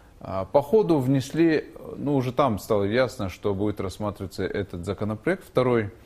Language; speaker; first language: Russian; non-native, local second language; Kyrgyz